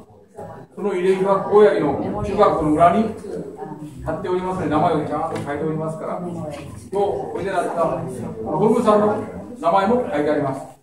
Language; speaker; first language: Japanese; native; Japanese